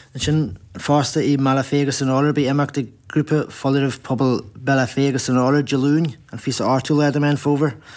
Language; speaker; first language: Irish; native; Irish